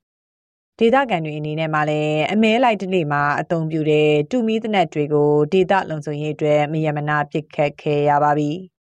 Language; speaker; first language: Burmese; native; Burmese